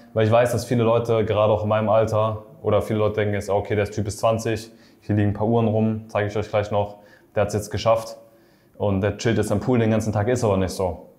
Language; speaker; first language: German; native; German